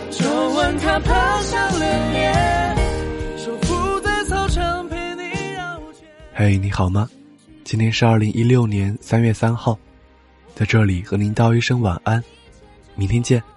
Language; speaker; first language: Chinese; native; Chinese